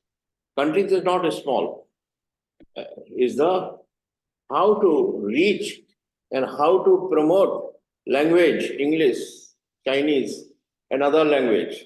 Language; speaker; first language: English; non-native, learner; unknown